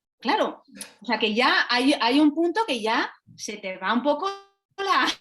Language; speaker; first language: Spanish; native; Spanish